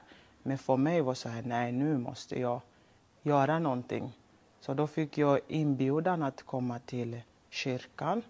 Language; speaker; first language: Swedish; non-native, local second language; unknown